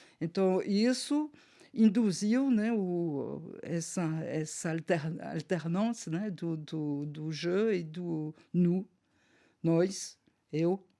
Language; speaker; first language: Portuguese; non-native, fluent; French